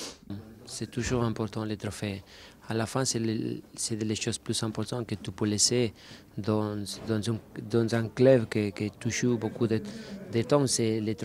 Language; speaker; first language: French; non-native, fluent; Spanish